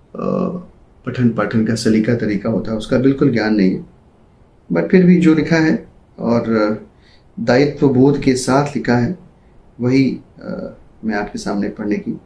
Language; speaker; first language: Hindi; native; Hindi